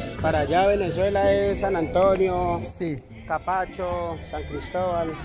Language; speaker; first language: Spanish; native; Spanish